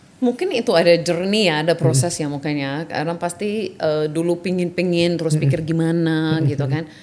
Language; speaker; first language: Indonesian; non-native, fluent; English